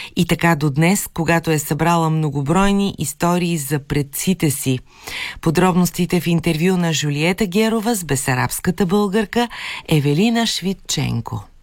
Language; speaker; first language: Bulgarian; native; Bulgarian